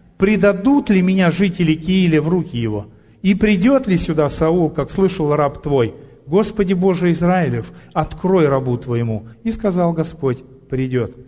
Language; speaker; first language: Russian; native; Russian